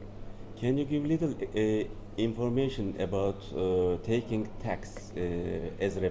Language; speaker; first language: English; non-native, learner; Turkish